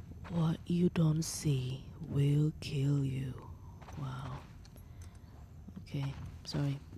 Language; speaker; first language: English; non-native, local second language; Chinese